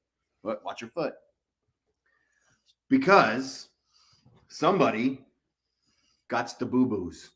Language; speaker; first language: English; native; English